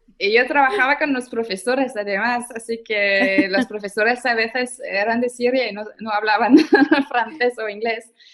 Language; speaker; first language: Spanish; non-native, fluent; French